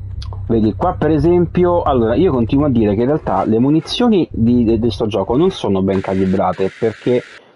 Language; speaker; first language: Italian; native; Italian